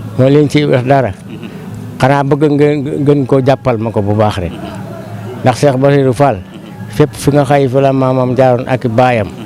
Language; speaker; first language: Wolof; native; Wolof